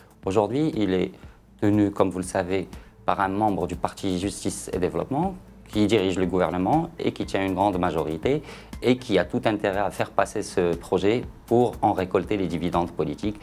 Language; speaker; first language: French; non-native, local second language; Arabic